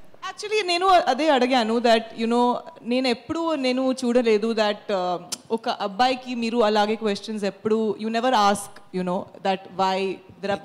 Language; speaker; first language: Telugu; non-native, fluent; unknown